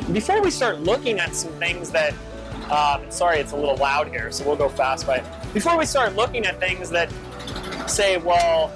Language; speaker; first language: English; native; English